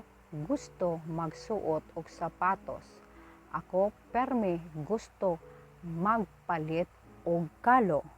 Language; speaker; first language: Cebuano; non-native, learner; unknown